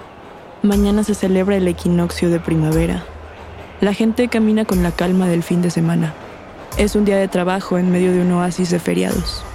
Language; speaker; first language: Spanish; native; Spanish